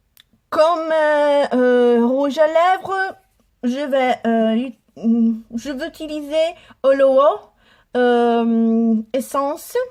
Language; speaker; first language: French; non-native, learner; Italian